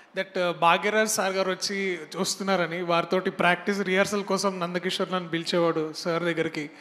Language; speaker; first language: Telugu; native; Telugu